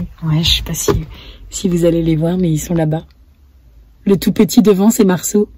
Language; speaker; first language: French; native; French